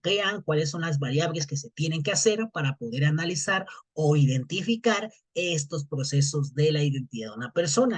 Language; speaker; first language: Spanish; native; Spanish